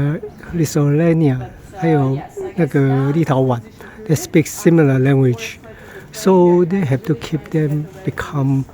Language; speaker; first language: English; non-native, learner; Chinese